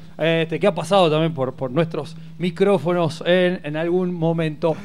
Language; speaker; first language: Spanish; native; Spanish